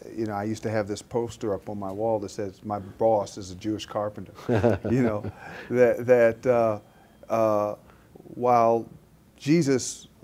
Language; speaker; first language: English; native; English